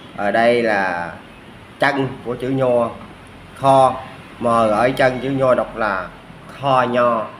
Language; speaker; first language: Vietnamese; non-native, local second language; Khmer